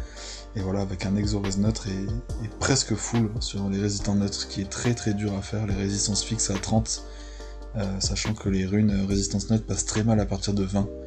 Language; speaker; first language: French; native; French